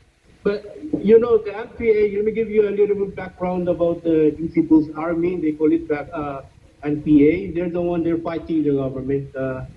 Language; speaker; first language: English; non-native, fluent; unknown